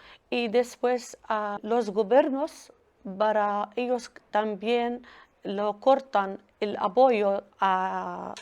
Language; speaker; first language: Spanish; non-native, learner; Arabic